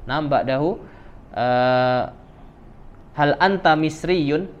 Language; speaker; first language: Arabic; non-native, fluent; Indonesian